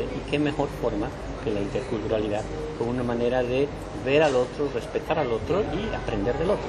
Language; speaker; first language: Spanish; native; Spanish